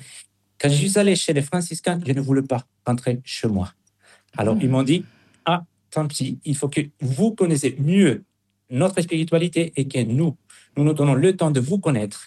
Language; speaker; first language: French; non-native, fluent; Spanish